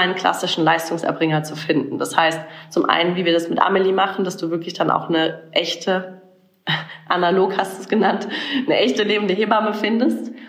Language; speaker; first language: German; native; German